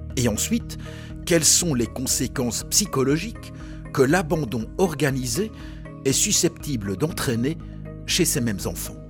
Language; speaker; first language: French; native; French